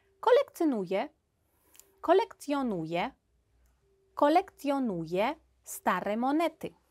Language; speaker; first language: Polish; non-native, fluent; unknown